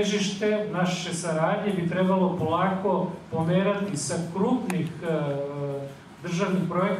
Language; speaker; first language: Bosnian; native; Bosnian